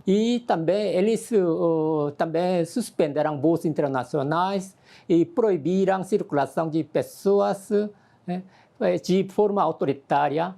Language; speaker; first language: Portuguese; non-native, learner; Korean